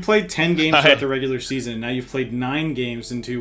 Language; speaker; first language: English; native; English